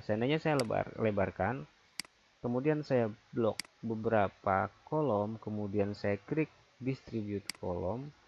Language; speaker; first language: Indonesian; native; Indonesian